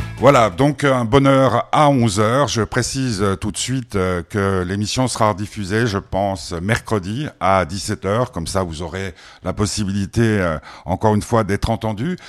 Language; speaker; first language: French; native; French